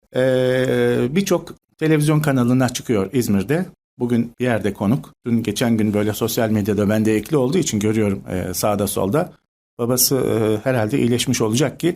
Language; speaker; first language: Turkish; native; Turkish